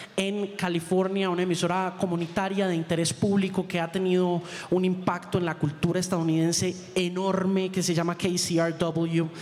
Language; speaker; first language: Spanish; native; Spanish